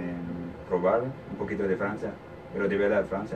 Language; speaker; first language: Spanish; non-native, learner; French